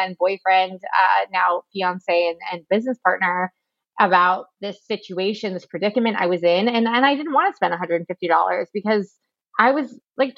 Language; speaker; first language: English; native; English